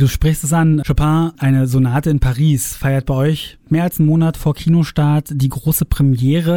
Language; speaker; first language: German; native; German